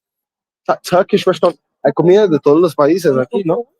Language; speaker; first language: Spanish; non-native, learner; English